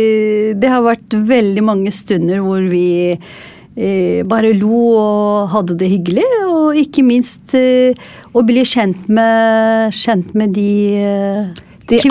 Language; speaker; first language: Norwegian; non-native, fluent; Turkish